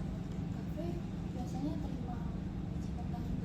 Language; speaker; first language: Indonesian; native; Indonesian